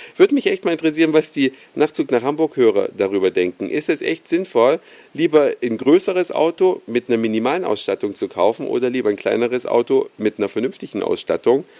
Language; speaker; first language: German; native; German